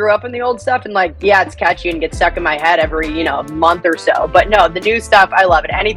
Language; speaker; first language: English; native; English